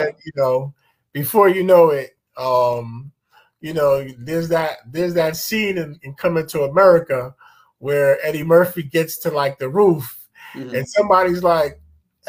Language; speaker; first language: English; early bilingual, other home language; Akan